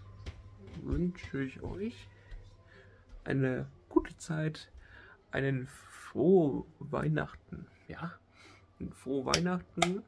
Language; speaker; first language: German; native; German